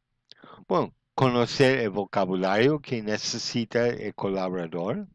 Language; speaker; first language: Spanish; non-native, fluent; English